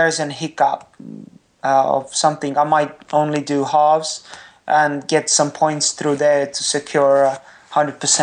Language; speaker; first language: English; non-native, fluent; Estonian